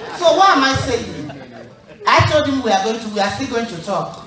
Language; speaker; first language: English; non-native, local second language; Igbo